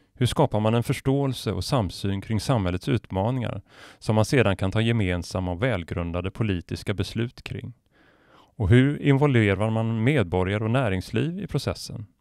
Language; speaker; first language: Swedish; native; Swedish